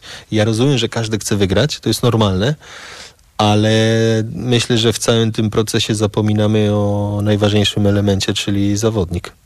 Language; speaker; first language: Polish; early bilingual, heritage; Polish